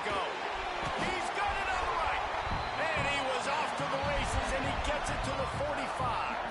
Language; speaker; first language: English; native; English